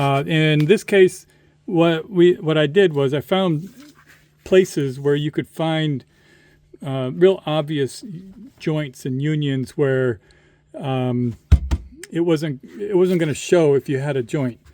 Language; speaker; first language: English; native; English